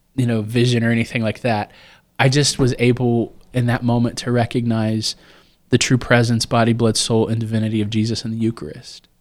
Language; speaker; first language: English; native; English